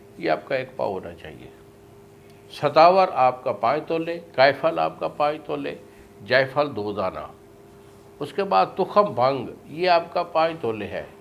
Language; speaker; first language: Urdu; non-native, local second language; Punjabi